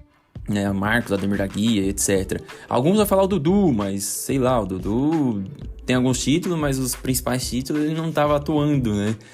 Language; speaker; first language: Portuguese; native; Portuguese